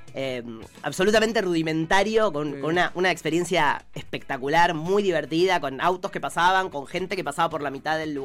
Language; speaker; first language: Spanish; native; Spanish